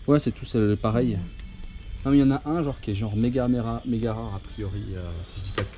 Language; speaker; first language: French; native; French